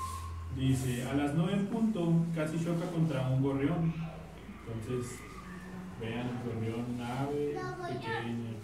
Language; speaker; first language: Spanish; native; Spanish